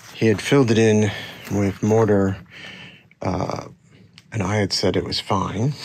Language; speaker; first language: English; native; English